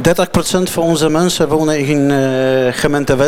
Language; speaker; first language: Dutch; non-native, learner; Polish